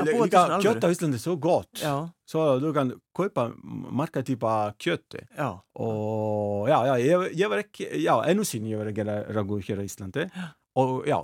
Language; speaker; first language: Icelandic; non-native, learner; Italian